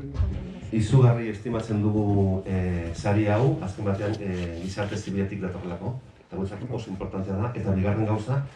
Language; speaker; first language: Basque; non-native, local second language; Spanish